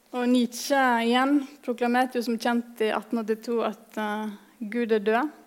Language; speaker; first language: Norwegian; native; Norwegian